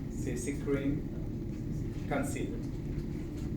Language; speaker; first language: English; non-native, learner; Spanish